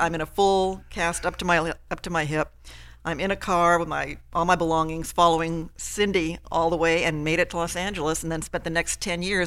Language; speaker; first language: English; native; English